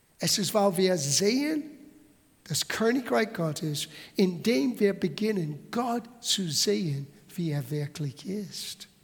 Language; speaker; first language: German; non-native, fluent; English